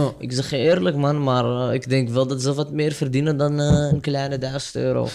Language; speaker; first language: Dutch; early bilingual, other home language; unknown